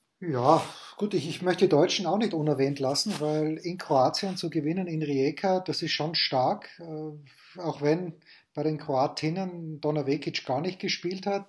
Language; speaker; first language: German; native; German